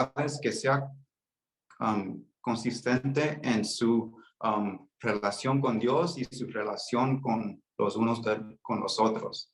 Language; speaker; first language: Spanish; early bilingual, heritage; Spanish